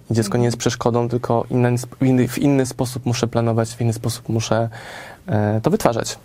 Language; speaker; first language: Polish; native; Polish